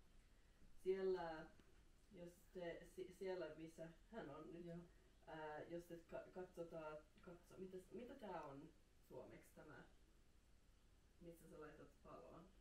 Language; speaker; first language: Finnish; non-native, local second language; Swedish